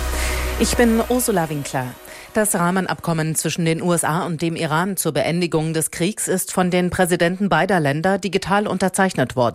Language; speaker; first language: German; native; German